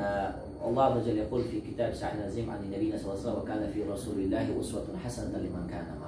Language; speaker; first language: Arabic; non-native, learner; Uzbek